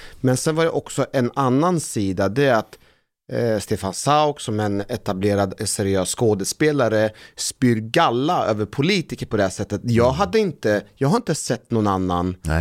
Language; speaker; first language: Swedish; native; Swedish